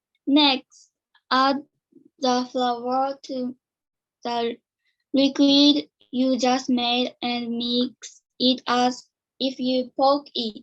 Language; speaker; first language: English; non-native, learner; Japanese